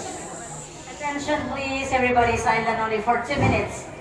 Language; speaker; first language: English; non-native, fluent; Indonesian